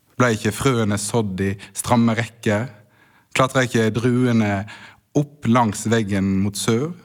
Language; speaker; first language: Norwegian; native; Norwegian